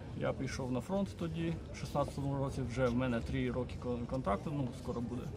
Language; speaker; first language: Ukrainian; non-native, fluent; Russian